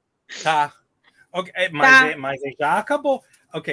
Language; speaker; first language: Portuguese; non-native, learner; English